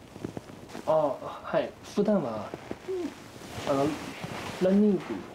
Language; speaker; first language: Japanese; non-native, learner; Chinese